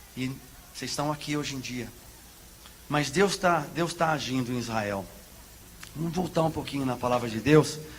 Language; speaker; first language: Portuguese; native; Portuguese